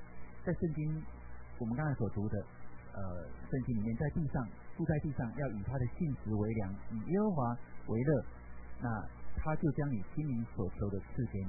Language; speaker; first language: Chinese; native; Chinese